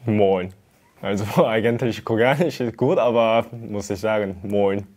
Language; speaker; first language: German; non-native, learner; Korean